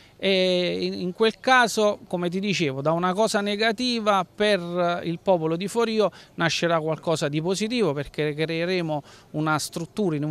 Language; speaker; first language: Italian; native; Italian